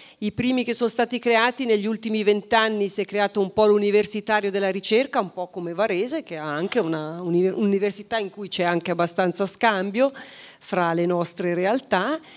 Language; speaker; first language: Italian; native; Italian